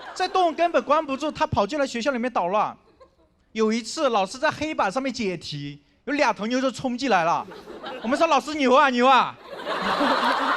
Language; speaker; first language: Chinese; non-native, local second language; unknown